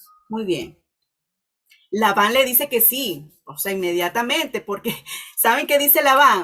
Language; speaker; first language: Spanish; native; Spanish